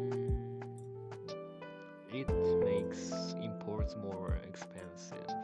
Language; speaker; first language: English; non-native, learner; Japanese